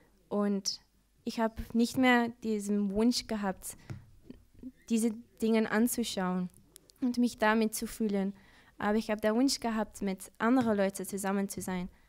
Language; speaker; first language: German; non-native, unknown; Dutch